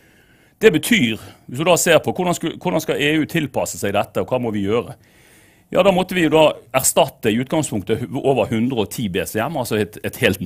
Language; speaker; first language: Norwegian; native; Norwegian